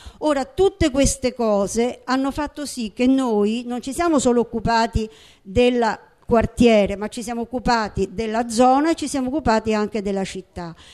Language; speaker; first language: Italian; native; Italian